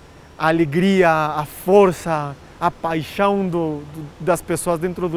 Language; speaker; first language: Portuguese; non-native, fluent; Spanish